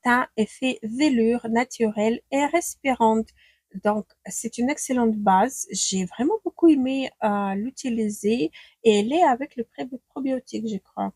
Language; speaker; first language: French; non-native, fluent; Ukrainian